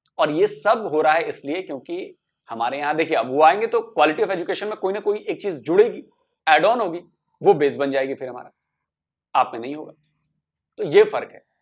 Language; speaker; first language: Hindi; native; Hindi